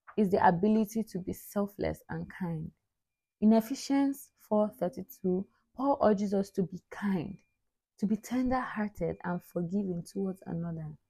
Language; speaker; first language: English; non-native, local second language; Igbo